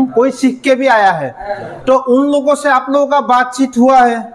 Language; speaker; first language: Hindi; non-native, local second language; Assamese